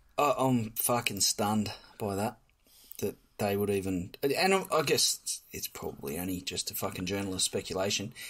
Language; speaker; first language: English; native; English